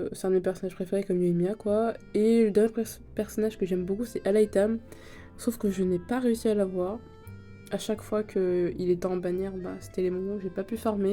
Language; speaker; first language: French; native; French